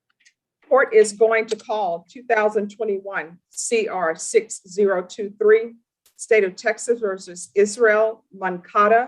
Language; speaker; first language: English; native; English